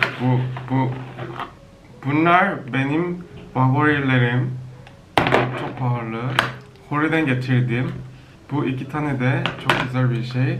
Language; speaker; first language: Turkish; non-native, learner; Korean